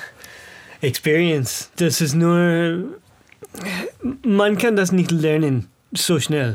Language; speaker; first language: German; non-native, learner; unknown